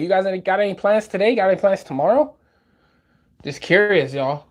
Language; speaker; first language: English; native; English